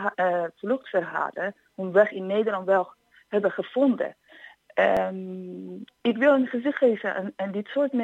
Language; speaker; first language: Dutch; non-native, fluent; Persian